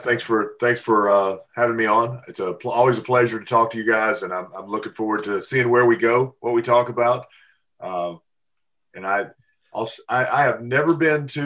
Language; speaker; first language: English; native; English